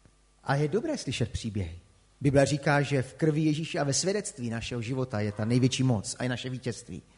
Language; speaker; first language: Czech; native; Czech